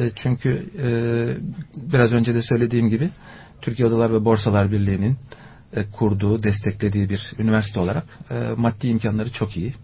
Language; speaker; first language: Turkish; native; Turkish